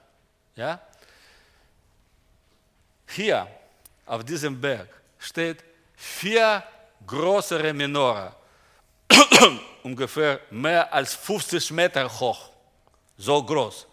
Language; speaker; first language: German; non-native, learner; Russian